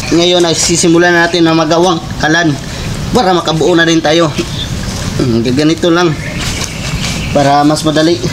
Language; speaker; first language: Filipino; non-native, local second language; Cebuano